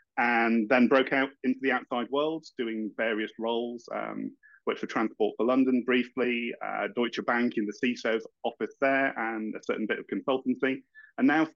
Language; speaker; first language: English; native; English